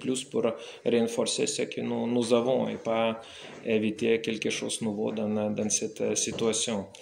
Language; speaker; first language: French; non-native, fluent; Lithuanian